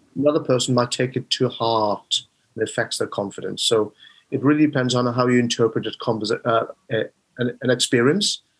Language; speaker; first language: English; native; English